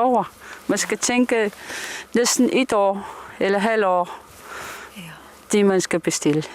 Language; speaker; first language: Danish; non-native, local second language; Kalaallisut